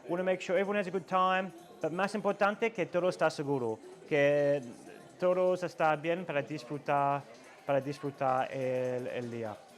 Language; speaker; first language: Spanish; non-native, learner; English